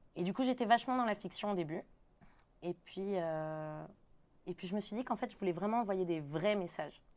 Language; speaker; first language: French; early bilingual, other home language; Spanish